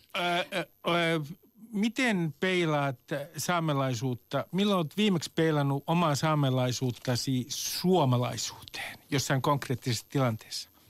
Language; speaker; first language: Finnish; native; Finnish